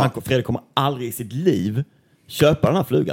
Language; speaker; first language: Swedish; native; Swedish